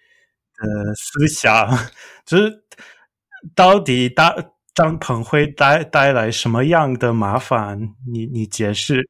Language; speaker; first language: Chinese; non-native, learner; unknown